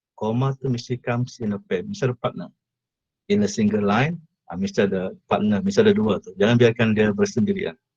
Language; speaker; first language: Malay; native; Malay